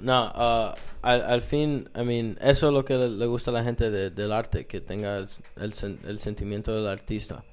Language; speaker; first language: Spanish; early bilingual, heritage; Spanish